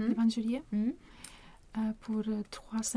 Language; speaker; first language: French; non-native, learner; Swedish